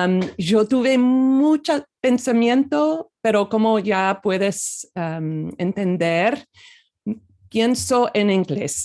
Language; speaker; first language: Spanish; non-native, fluent; English